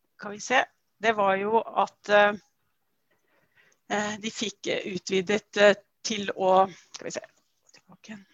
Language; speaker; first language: Norwegian; native; Norwegian